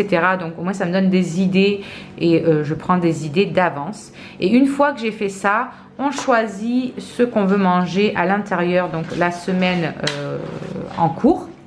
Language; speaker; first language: French; native; French